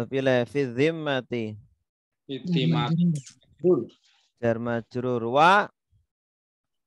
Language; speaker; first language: Arabic; non-native, fluent; Indonesian